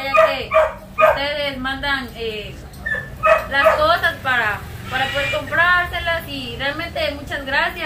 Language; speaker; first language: Spanish; native; Spanish